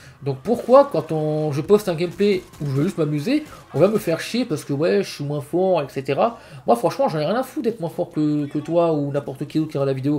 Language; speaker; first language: French; native; French